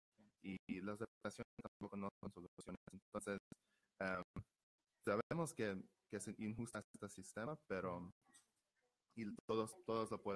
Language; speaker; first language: Spanish; early bilingual, heritage; Spanish